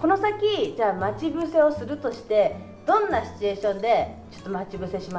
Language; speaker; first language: Japanese; native; Japanese